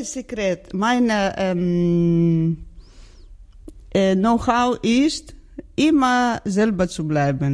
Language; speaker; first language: German; non-native, learner; Georgian